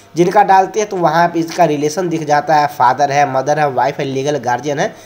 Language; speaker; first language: Hindi; native; Hindi